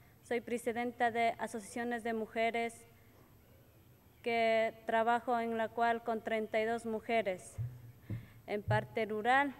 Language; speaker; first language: Spanish; non-native, local second language; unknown